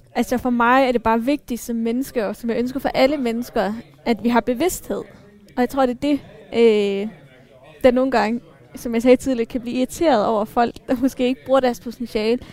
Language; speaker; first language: Danish; early bilingual, other home language; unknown